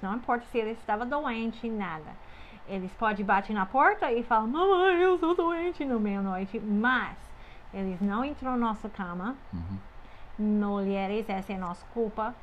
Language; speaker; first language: Portuguese; non-native, fluent; English